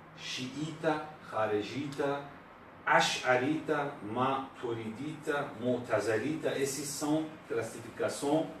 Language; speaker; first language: Portuguese; non-native, learner; Persian